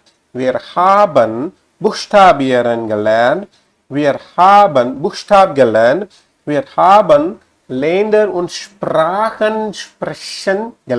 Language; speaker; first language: German; non-native, learner; Tamil